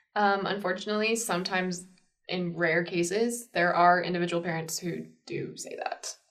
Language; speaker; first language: English; native; English